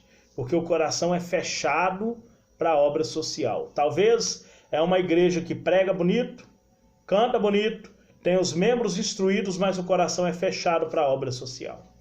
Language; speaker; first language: Portuguese; native; Portuguese